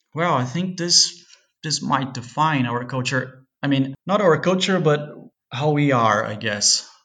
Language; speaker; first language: English; non-native, fluent; Portuguese